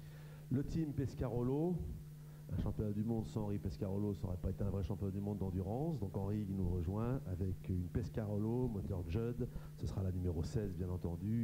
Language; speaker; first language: French; native; French